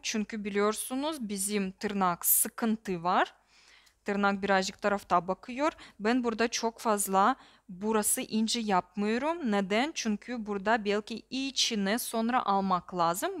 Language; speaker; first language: Turkish; non-native, learner; Russian